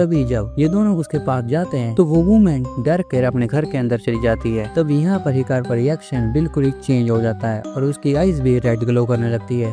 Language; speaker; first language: Hindi; native; Hindi